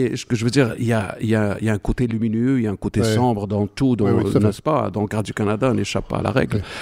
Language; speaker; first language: French; non-native, local second language; Arabic